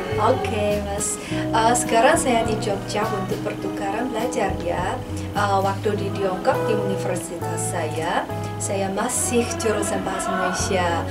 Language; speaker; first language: Indonesian; non-native, fluent; Chinese